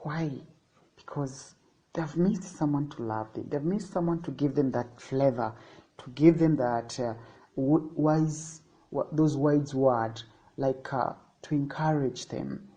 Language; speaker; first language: English; non-native, local second language; Swahili